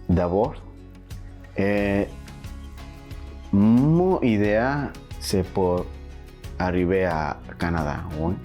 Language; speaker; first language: French; non-native, learner; Spanish